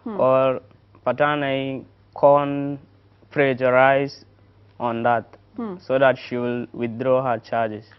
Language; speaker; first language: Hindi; non-native, learner; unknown